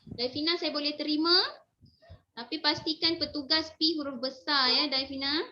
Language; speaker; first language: Malay; native; Malay